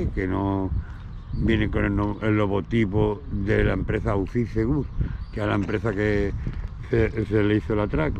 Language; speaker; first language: Spanish; native; Spanish